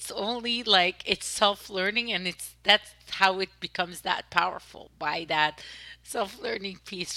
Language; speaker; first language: English; non-native, fluent; French